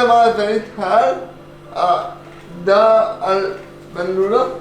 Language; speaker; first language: Arabic; non-native, learner; Urdu